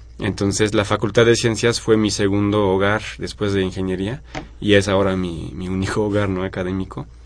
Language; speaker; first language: Spanish; non-native, fluent; French